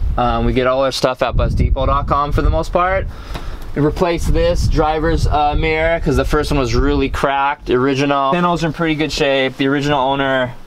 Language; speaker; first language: English; native; English